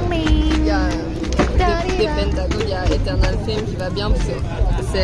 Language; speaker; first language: French; native; French